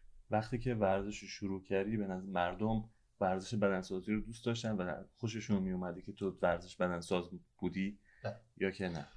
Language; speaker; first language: Persian; native; Persian